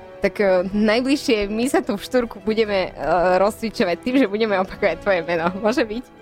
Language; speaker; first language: Slovak; native; Slovak